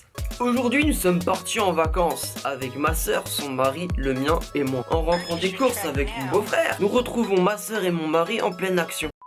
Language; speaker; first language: French; native; French